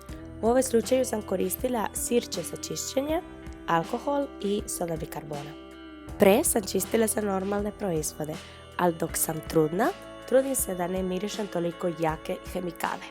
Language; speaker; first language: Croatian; non-native, fluent; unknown